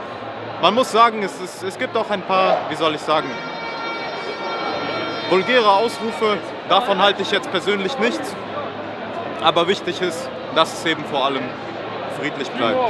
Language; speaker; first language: German; native; German